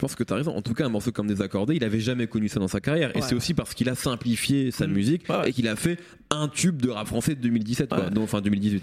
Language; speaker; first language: French; native; French